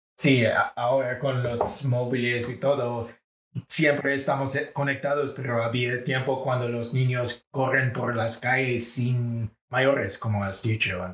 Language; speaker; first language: Spanish; non-native, fluent; English